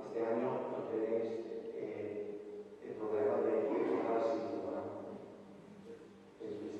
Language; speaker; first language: Spanish; non-native, fluent; Italian